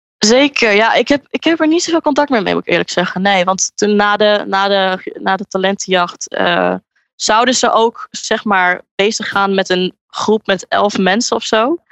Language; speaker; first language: Dutch; native; Dutch